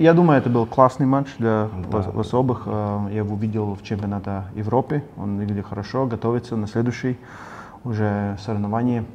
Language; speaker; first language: Russian; non-native, learner; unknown